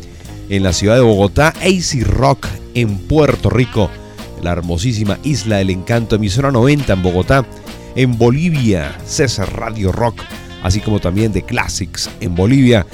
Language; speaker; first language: Spanish; native; Spanish